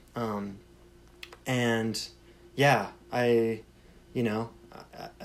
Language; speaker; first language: English; native; English